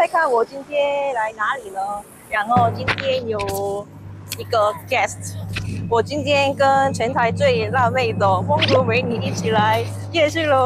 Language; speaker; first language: Chinese; non-native, fluent; Mongolian